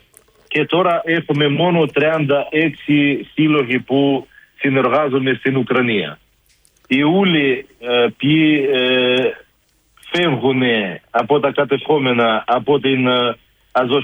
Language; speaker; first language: Greek; non-native, learner; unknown